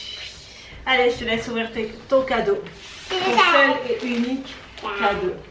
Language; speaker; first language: French; native; French